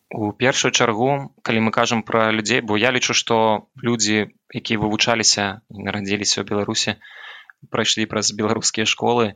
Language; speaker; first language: Belarusian; non-native, local second language; Russian